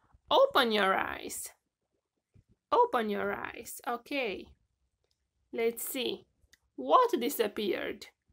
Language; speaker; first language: English; non-native, fluent; Romanian